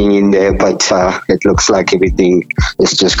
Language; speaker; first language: English; non-native, local second language; Zulu